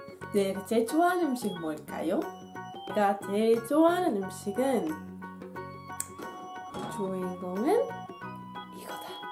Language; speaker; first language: Korean; non-native, fluent; Dutch